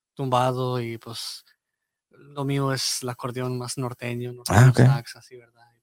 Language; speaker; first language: Spanish; early bilingual, heritage; Spanish